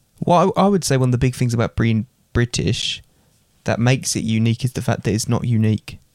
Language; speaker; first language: English; native; English